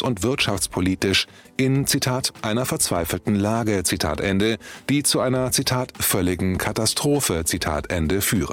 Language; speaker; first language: German; native; German